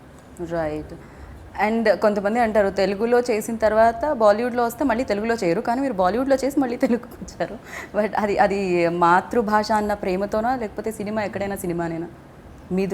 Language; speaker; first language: Telugu; native; Telugu